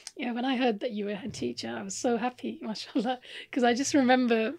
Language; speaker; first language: English; native; English